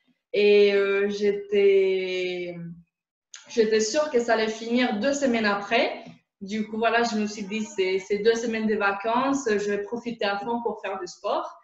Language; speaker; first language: French; non-native, fluent; Spanish